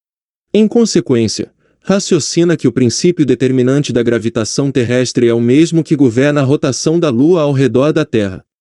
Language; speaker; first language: Portuguese; native; Portuguese